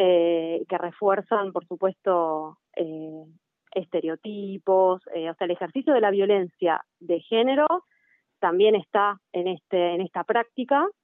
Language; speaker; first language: Spanish; native; Spanish